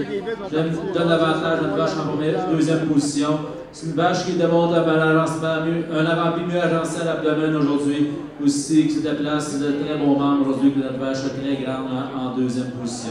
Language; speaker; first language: French; native; French